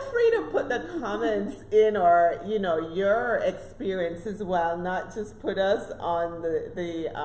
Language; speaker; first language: English; native; English